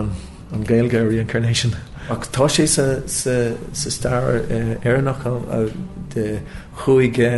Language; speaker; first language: Irish; non-native, local second language; English